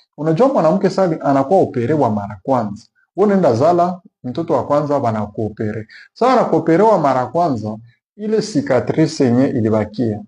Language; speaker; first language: Swahili; native; Swahili